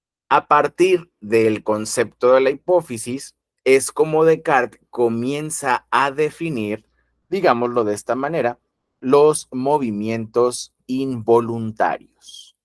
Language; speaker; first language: Spanish; native; Spanish